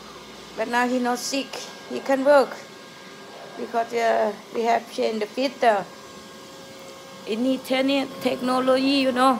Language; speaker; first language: English; non-native, learner; Thai